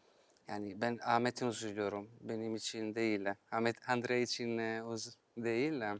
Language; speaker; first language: Turkish; non-native, fluent; Italian